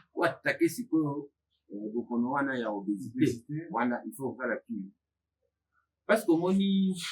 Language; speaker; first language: Lingala; native; Lingala